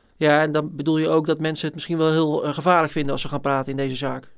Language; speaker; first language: Dutch; native; Dutch